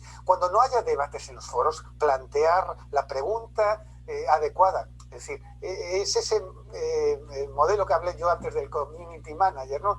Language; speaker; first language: Spanish; native; Spanish